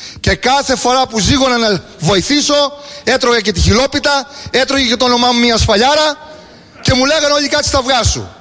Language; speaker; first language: Greek; early bilingual, heritage; Greek